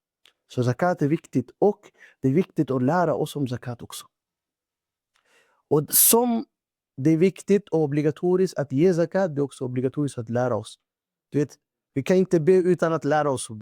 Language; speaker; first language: Swedish; non-native, fluent; Urdu